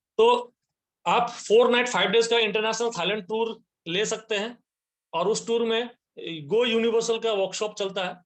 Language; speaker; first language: Hindi; non-native, local second language; Nepali